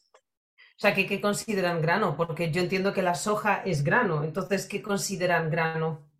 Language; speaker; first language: Spanish; non-native, fluent; Polish